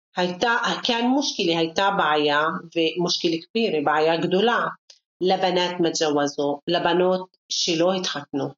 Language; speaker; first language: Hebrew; non-native, local second language; Arabic